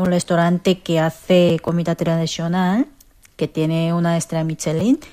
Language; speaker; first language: Spanish; non-native, fluent; Korean